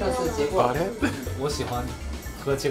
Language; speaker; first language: Chinese; non-native, fluent; Japanese